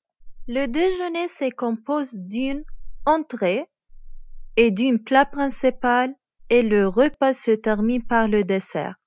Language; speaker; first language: French; non-native, fluent; Arabic